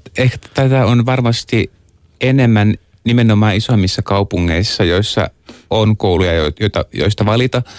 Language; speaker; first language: Finnish; early bilingual, other home language; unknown